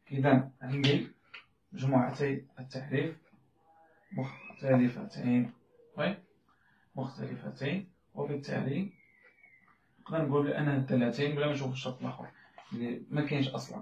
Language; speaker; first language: Arabic; native; Arabic